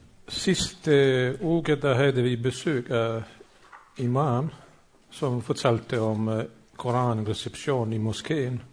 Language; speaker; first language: Swedish; non-native, fluent; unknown